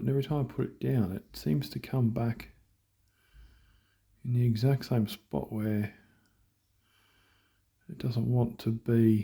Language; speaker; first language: English; native; English